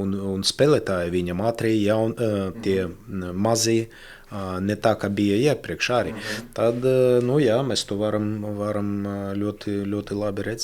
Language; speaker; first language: Latvian; non-native, local second language; Russian